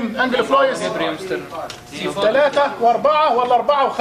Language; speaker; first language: Arabic; native; Arabic